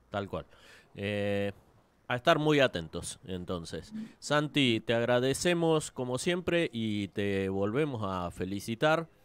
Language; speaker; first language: Spanish; native; Spanish